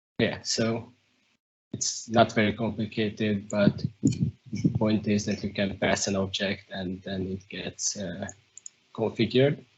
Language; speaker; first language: English; non-native, fluent; Hungarian